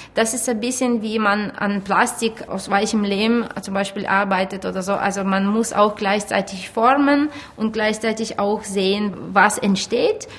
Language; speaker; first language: German; non-native, fluent; Ukrainian